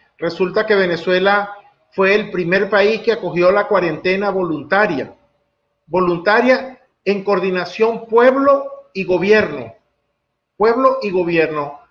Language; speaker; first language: Spanish; native; Spanish